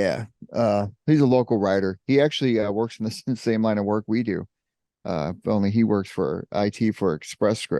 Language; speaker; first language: English; native; English